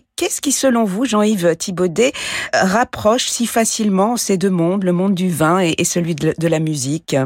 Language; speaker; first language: French; native; French